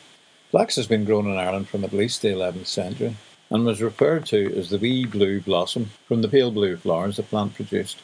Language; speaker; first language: English; native; English